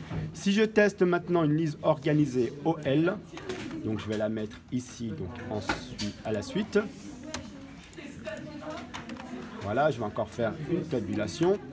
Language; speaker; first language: French; native; French